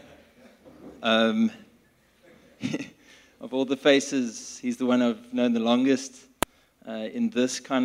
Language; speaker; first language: English; native; English